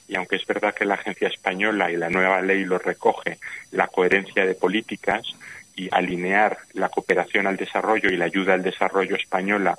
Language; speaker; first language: Spanish; native; Spanish